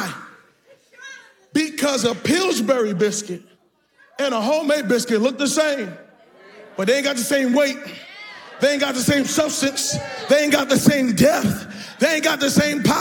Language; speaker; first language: English; native; English